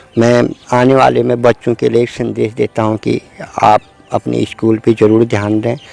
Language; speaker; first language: Hindi; non-native, local second language; Garhwali